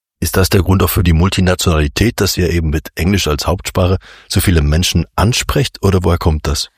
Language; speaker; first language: German; native; German